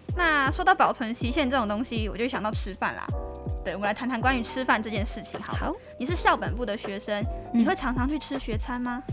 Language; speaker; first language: Chinese; native; Chinese